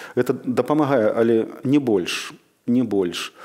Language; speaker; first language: Russian; non-native, local second language; Belarusian